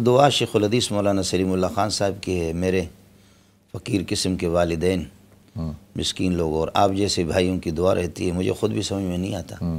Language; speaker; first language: Urdu; non-native, local second language; Brahui